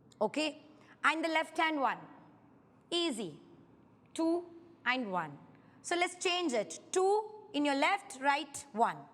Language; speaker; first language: English; non-native, local second language; Kannada